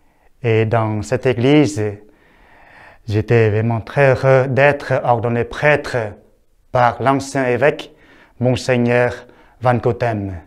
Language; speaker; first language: French; non-native, fluent; Vietnamese